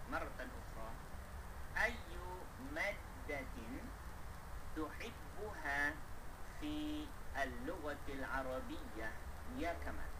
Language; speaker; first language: Arabic; non-native, fluent; Malay